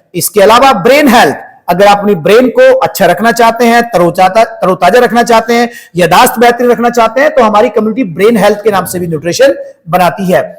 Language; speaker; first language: Hindi; native; Hindi